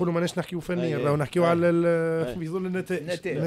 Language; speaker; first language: Arabic; native; Arabic